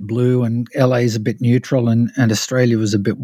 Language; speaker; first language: English; native; English